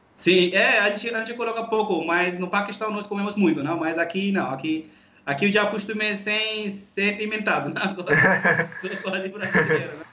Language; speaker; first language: Portuguese; non-native, fluent; Urdu